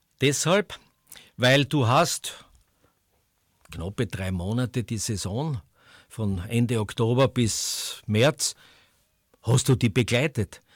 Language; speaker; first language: German; native; German